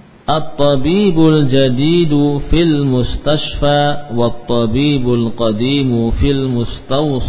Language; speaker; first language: Arabic; non-native, learner; Indonesian